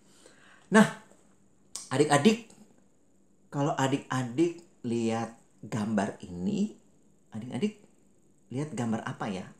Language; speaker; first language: Malay; native; Malay